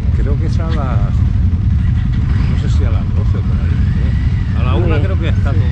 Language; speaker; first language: Spanish; native; Spanish